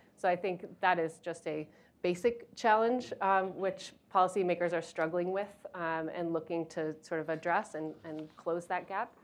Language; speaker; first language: English; native; English